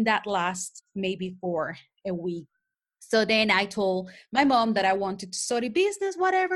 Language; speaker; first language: English; non-native, fluent; Spanish